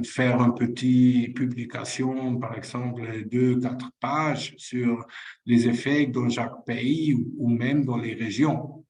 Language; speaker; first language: French; non-native, fluent; Spanish